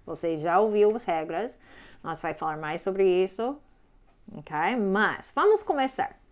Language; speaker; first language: Portuguese; non-native, learner; English